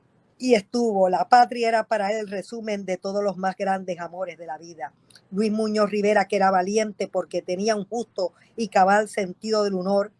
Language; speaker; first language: Spanish; native; Spanish